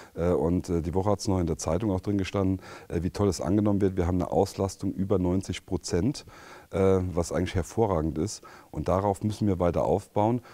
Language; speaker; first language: German; native; German